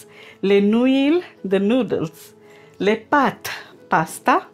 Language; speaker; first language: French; non-native, fluent; Telugu